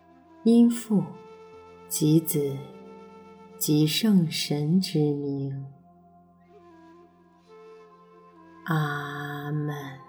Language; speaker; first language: Chinese; native; Chinese